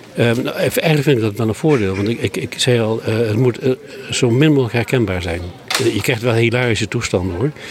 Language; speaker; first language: Dutch; native; Dutch